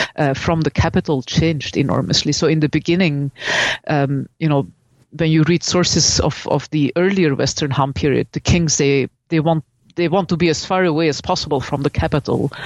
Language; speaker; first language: English; non-native, fluent; Dutch